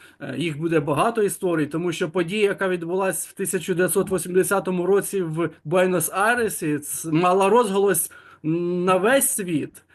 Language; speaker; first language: Ukrainian; native; Ukrainian